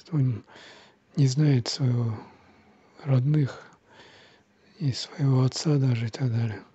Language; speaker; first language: Russian; non-native, local second language; Kazakh